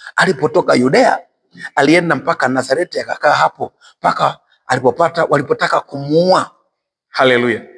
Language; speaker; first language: Swahili; native; Swahili